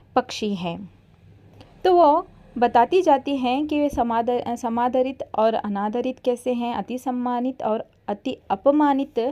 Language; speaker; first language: Hindi; non-native, local second language; Kannada